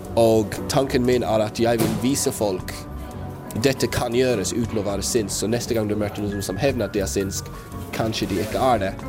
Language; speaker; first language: Norwegian; non-native, fluent; English